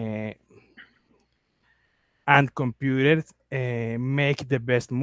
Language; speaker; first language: English; non-native, learner; Spanish